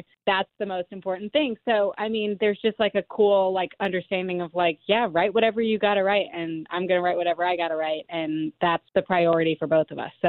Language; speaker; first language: English; native; English